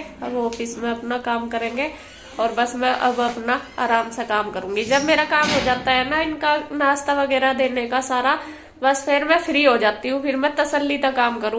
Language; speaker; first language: Hindi; native; Hindi